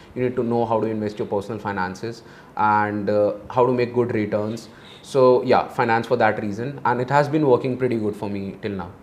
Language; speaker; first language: English; non-native, local second language; Hindi